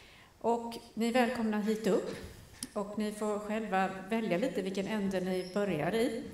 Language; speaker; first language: Swedish; native; Swedish